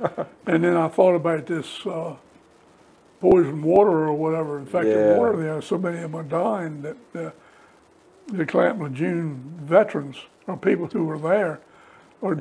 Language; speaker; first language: English; native; English